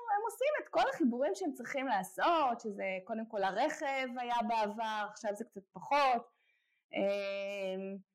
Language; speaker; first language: Hebrew; native; Hebrew